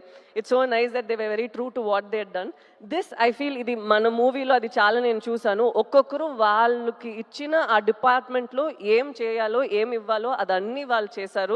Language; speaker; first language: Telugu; non-native, local second language; Tamil